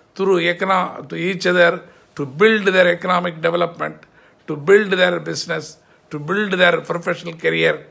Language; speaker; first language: English; non-native, local second language; Tamil